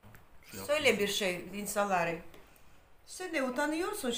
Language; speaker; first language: Turkish; non-native, learner; Russian